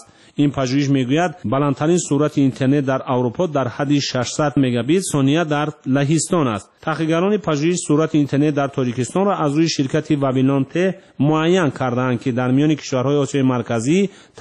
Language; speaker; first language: Tajik; native; Tajik